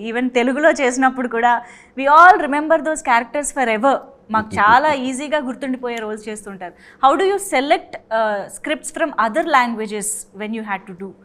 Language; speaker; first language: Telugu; native; Telugu